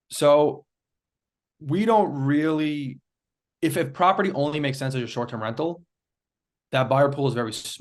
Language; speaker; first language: English; native; English